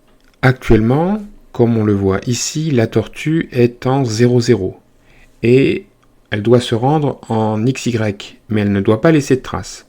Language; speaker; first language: French; native; French